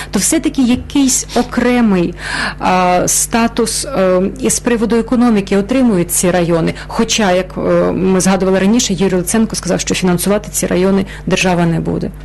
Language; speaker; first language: Ukrainian; native; Ukrainian